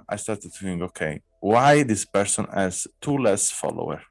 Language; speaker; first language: English; non-native, fluent; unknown